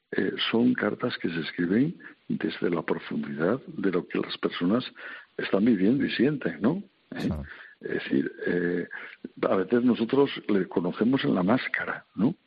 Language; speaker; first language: Spanish; native; Spanish